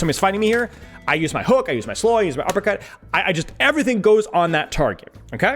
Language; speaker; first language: English; native; English